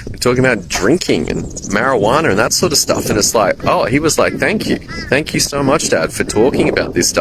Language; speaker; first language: English; native; English